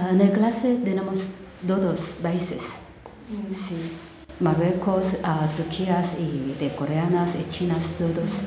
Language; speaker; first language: Spanish; non-native, learner; Korean